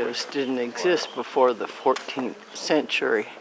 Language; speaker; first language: English; native; English